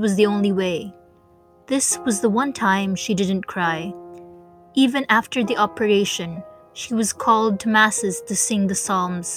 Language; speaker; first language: English; non-native, local second language; Filipino